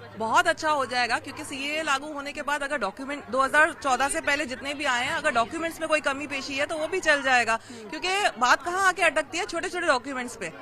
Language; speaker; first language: Urdu; early bilingual, other home language; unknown